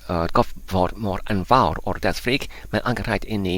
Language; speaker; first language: Welsh; non-native, learner; English